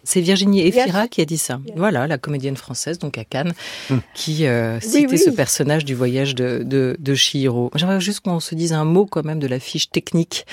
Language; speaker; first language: French; native; French